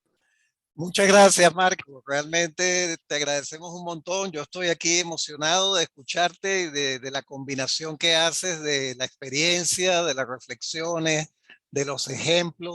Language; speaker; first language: Spanish; native; Spanish